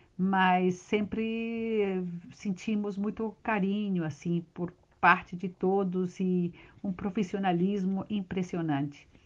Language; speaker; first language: Portuguese; non-native, fluent; Spanish